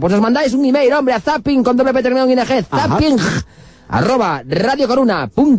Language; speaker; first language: Spanish; native; Spanish